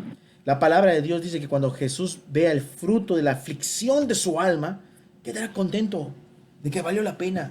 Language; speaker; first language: Spanish; native; Spanish